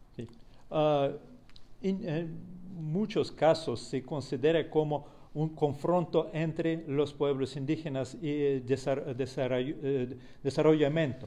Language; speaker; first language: Spanish; non-native, fluent; Russian